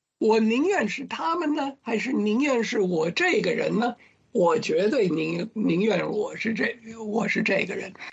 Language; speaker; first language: Chinese; non-native, fluent; English